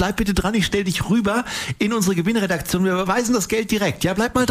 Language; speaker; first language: German; native; German